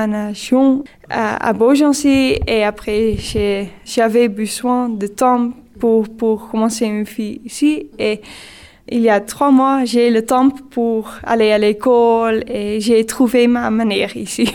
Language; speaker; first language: French; non-native, learner; Dutch